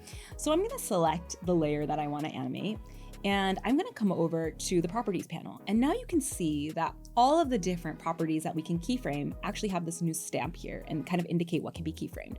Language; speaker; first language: English; native; English